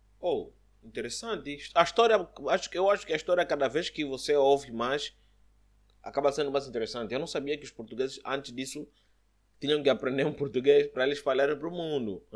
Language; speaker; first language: Portuguese; native; Portuguese